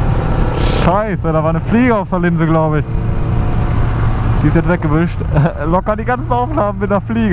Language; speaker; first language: German; native; German